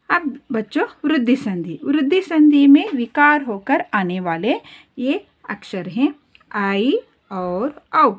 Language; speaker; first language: Hindi; non-native, local second language; Kannada